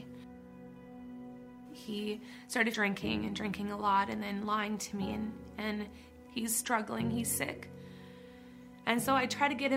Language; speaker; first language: English; native; English